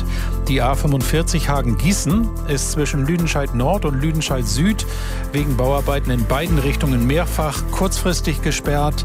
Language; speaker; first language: German; native; German